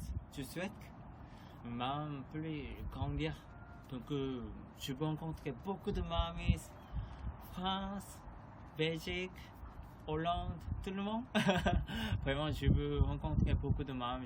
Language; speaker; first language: French; non-native, learner; Korean